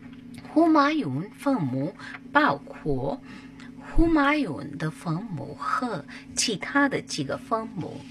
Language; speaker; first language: Chinese; non-native, fluent; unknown